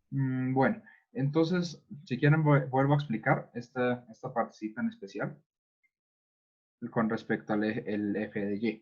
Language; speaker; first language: Spanish; native; Spanish